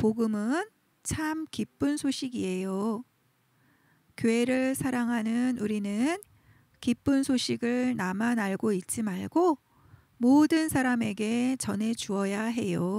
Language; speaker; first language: Korean; native; Korean